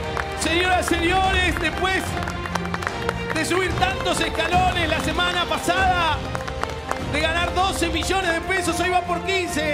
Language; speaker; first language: Spanish; native; Spanish